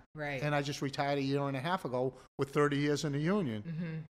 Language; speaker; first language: English; native; English